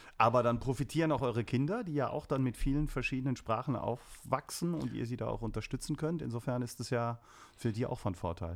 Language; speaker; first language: German; native; German